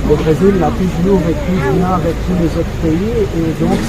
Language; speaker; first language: French; non-native, fluent; Portuguese